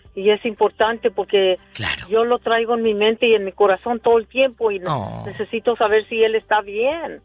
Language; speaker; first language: Spanish; early bilingual, heritage; Spanish